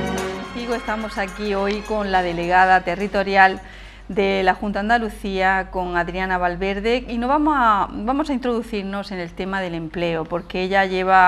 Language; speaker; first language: Spanish; native; Spanish